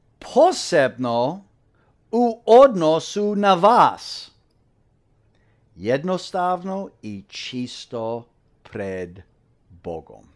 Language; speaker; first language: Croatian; early bilingual, heritage; English